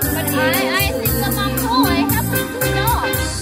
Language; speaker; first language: English; non-native, learner; Thai